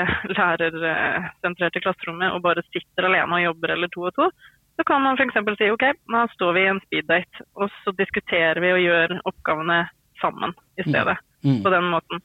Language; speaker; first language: Norwegian; native; Norwegian